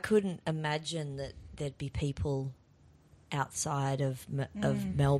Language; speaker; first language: English; native; English